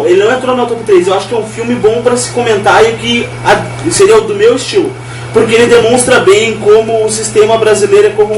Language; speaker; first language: Portuguese; native; Portuguese